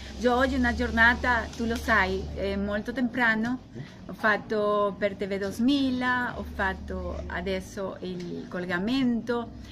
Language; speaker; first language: Italian; non-native, learner; Spanish